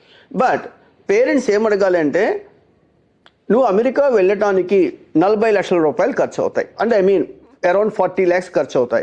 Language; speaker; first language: Telugu; native; Telugu